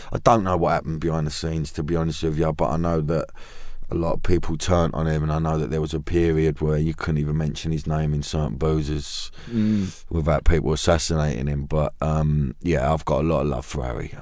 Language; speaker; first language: English; native; English